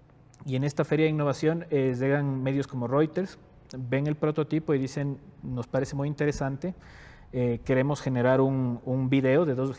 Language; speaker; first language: Spanish; native; Spanish